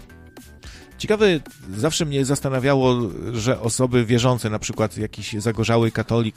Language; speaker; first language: Polish; native; Polish